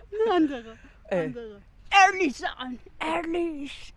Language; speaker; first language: German; non-native, fluent; Persian